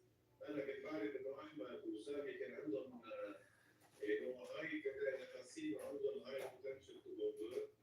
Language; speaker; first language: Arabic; native; Arabic